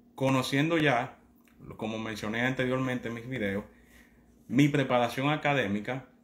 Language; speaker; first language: Spanish; native; Spanish